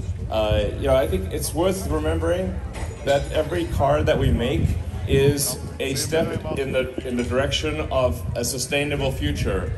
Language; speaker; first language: English; native; English